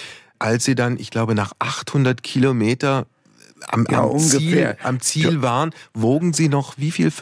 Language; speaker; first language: German; native; German